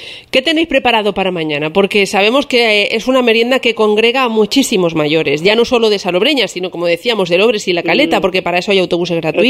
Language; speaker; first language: Spanish; native; Spanish